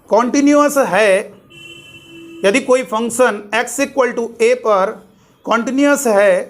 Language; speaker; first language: Hindi; native; Hindi